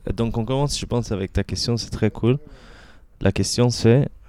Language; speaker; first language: French; non-native, fluent; Spanish